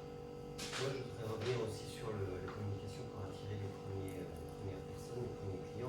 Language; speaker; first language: French; native; French